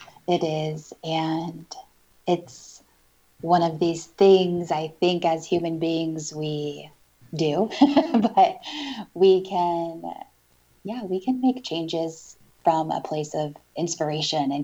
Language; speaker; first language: English; native; English